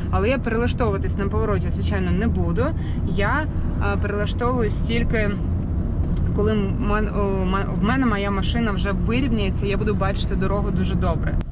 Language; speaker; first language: Ukrainian; non-native, local second language; Russian